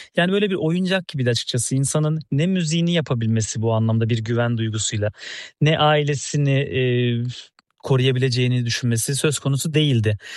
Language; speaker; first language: Turkish; native; Turkish